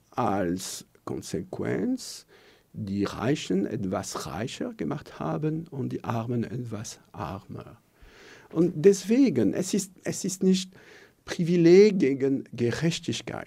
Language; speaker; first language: German; non-native, local second language; French